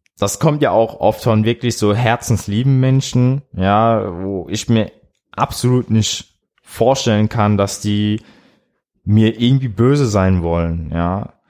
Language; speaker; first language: German; early bilingual, other home language; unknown